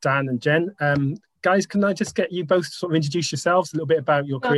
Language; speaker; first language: English; native; English